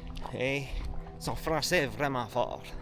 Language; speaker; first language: French; non-native, learner; English